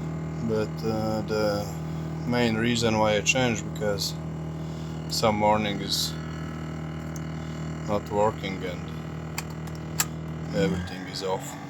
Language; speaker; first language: English; non-native, learner; Latvian